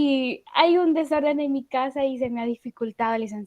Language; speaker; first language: Spanish; native; Spanish